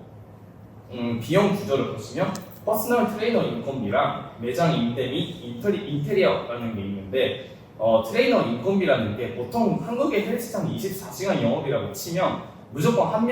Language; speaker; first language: Korean; non-native, fluent; Japanese